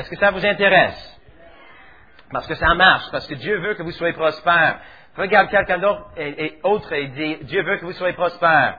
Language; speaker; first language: French; native; French